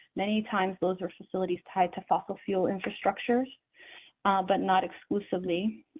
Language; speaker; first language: English; native; English